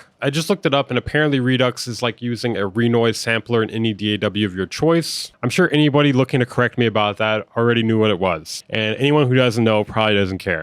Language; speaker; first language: English; native; English